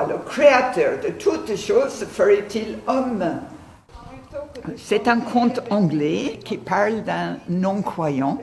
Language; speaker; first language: French; non-native, fluent; English